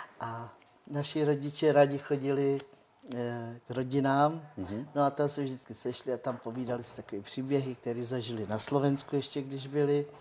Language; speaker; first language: Czech; non-native, local second language; Romany